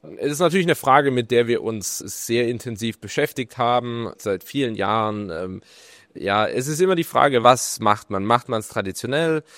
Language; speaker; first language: German; native; German